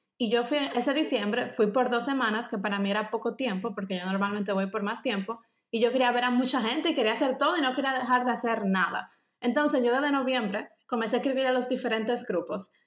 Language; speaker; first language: Spanish; native; Spanish